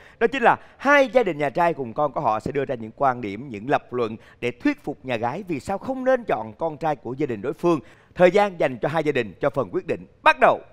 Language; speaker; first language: Vietnamese; native; Vietnamese